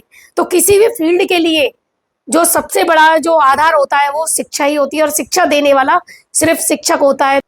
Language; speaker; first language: Hindi; native; Hindi